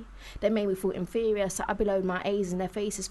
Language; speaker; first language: English; native; English